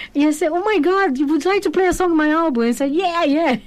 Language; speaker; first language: English; non-native, fluent; Portuguese